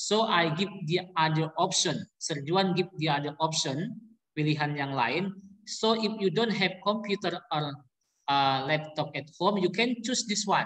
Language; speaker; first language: English; non-native, learner; Indonesian